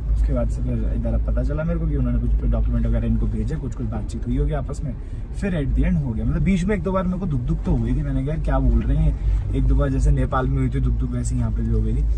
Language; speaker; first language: Hindi; native; Hindi